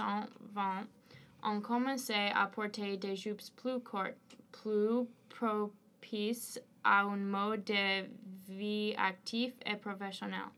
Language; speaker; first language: French; non-native, learner; English